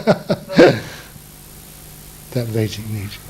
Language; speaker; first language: Dutch; non-native, learner; English